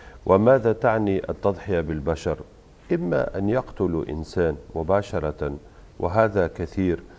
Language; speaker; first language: Arabic; native; Arabic